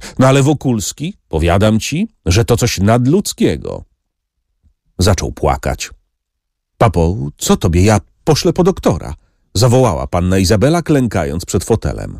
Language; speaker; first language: Polish; native; Polish